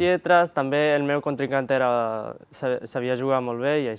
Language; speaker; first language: Catalan; non-native, learner; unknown